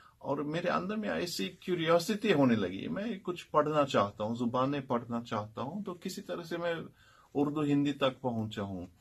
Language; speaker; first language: Urdu; non-native, fluent; German